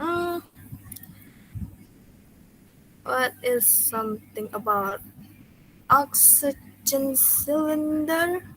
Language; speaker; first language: English; non-native, learner; Indonesian